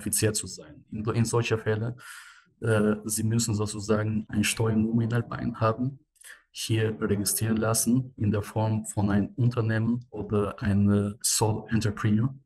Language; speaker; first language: German; non-native, fluent; Albanian